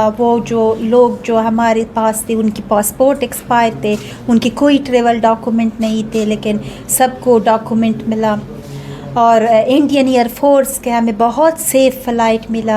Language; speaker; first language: Hindi; non-native, learner; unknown